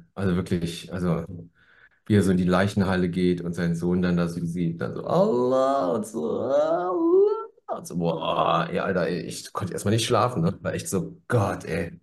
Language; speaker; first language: German; early bilingual, other home language; Korean